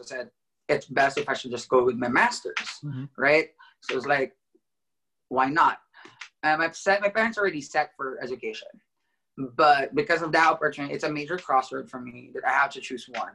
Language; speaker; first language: English; non-native, local second language; Filipino